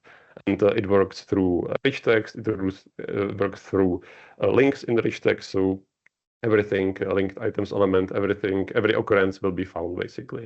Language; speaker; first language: English; non-native, fluent; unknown